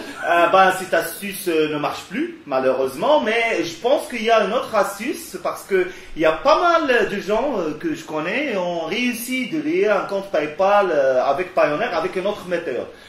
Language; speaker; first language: French; non-native, local second language; Arabic